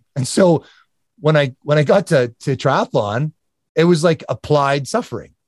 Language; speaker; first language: English; native; English